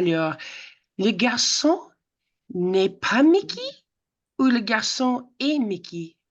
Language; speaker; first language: French; non-native, fluent; English